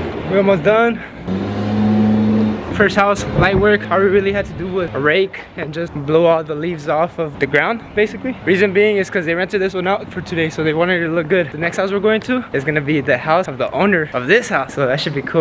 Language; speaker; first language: English; native; English